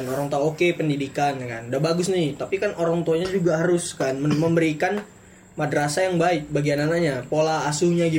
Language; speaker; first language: Indonesian; native; Indonesian